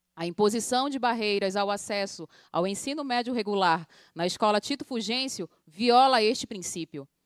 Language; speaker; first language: Portuguese; native; Portuguese